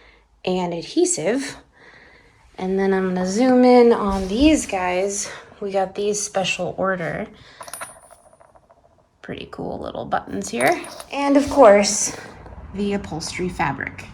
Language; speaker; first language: English; native; English